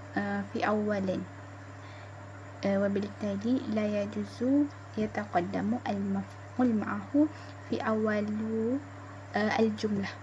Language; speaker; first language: Arabic; non-native, learner; Malay